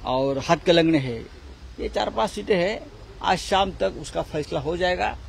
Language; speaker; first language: Hindi; non-native, local second language; Marathi